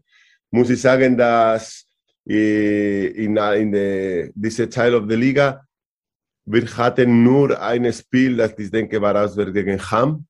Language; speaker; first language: German; non-native, learner; Spanish